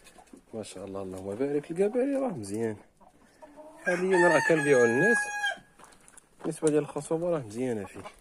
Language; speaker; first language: Arabic; native; Arabic